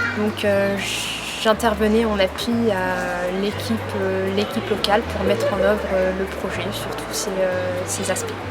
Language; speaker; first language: French; non-native, local second language; Arabic